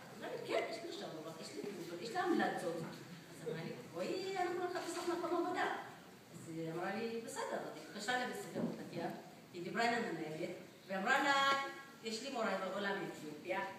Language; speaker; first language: Hebrew; non-native, fluent; Amharic